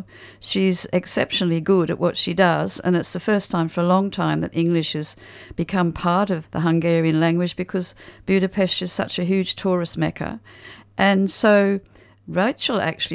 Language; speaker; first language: English; native; English